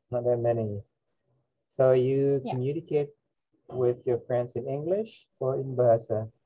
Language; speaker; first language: English; non-native, fluent; Indonesian